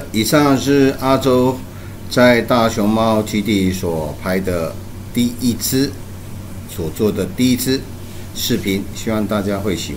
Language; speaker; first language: Chinese; native; Chinese